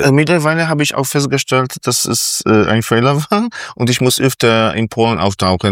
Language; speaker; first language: German; non-native, fluent; Polish